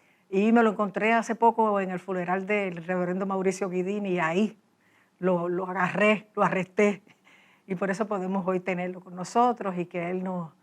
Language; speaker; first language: Spanish; native; Spanish